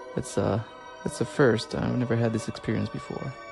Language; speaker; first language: English; non-native, fluent; French